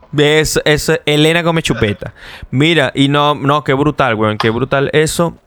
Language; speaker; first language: Spanish; native; Spanish